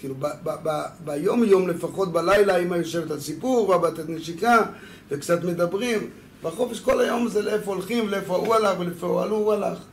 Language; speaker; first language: Hebrew; non-native, fluent; French